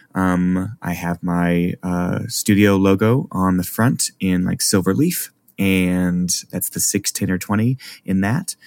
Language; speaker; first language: English; native; English